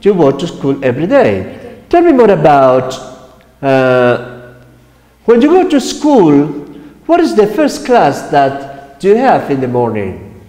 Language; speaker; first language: English; non-native, fluent; Spanish